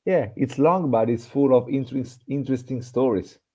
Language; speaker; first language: English; non-native, fluent; Italian